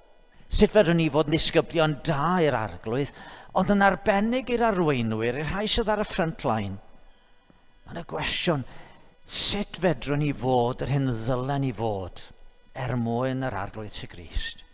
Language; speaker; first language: Welsh; native; Welsh